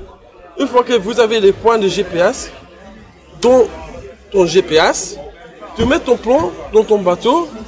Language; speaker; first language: French; non-native, learner; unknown